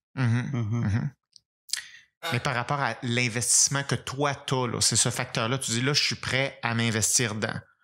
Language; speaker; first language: French; native; French